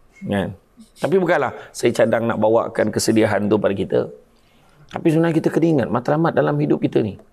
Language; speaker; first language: Malay; native; Malay